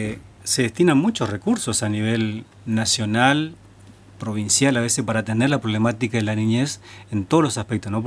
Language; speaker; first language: Spanish; native; Spanish